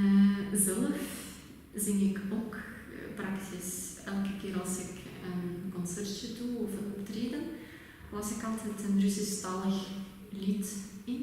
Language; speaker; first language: Dutch; non-native, fluent; Russian